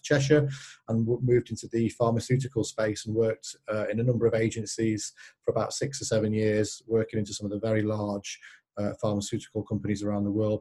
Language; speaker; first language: English; native; English